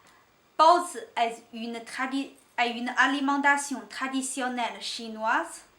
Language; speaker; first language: French; non-native, learner; Chinese